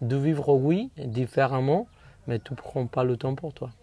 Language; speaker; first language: French; non-native, fluent; Spanish